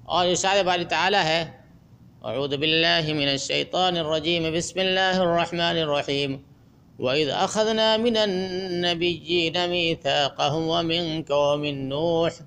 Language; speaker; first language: Urdu; native; Urdu